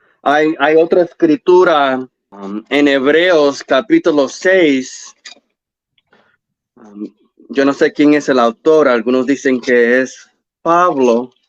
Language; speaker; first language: Spanish; early bilingual, heritage; English